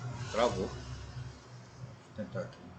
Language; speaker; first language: Portuguese; native; Portuguese